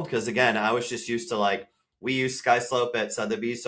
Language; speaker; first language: English; native; English